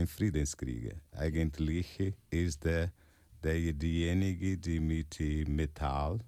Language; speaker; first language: German; non-native, fluent; Portuguese